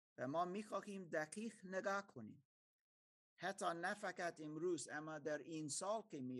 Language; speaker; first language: Persian; non-native, fluent; German